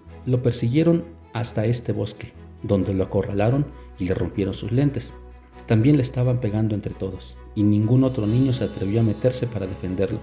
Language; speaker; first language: Spanish; native; Spanish